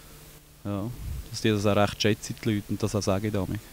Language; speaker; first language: German; native; German